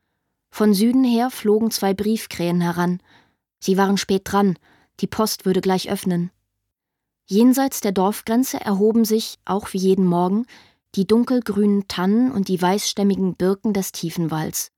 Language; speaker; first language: German; native; German